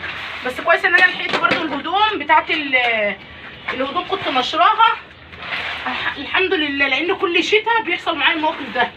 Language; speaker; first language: Arabic; native; Arabic